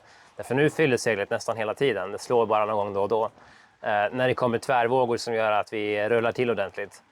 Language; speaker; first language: Swedish; native; Swedish